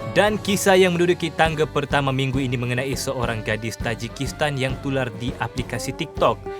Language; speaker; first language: Malay; native; Malay